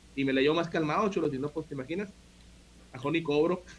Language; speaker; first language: Spanish; native; Spanish